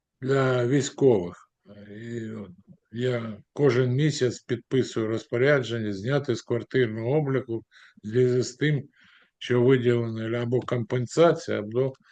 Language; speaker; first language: Ukrainian; non-native, local second language; Russian